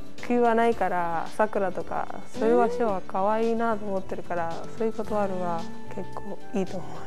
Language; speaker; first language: Japanese; non-native, fluent; Spanish